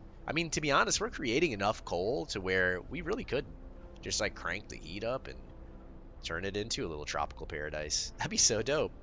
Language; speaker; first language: English; native; English